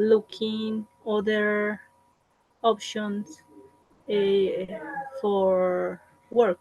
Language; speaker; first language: English; non-native, learner; Spanish